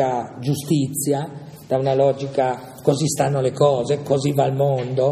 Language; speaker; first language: Italian; native; Italian